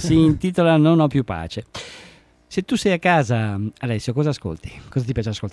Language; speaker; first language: Italian; native; Italian